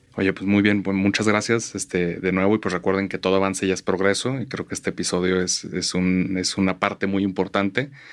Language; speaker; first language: Spanish; native; Spanish